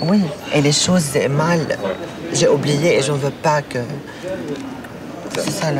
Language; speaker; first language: French; non-native, learner; Arabic